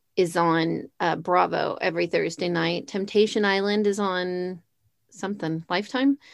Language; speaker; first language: English; native; English